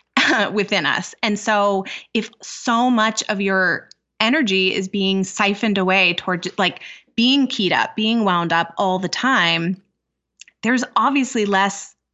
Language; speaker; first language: English; native; English